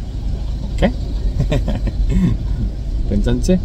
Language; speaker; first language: Korean; non-native, learner; Spanish